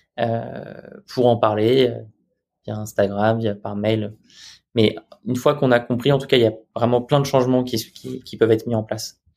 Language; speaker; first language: French; native; French